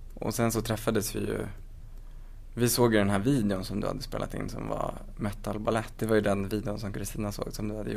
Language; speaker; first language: Swedish; native; Swedish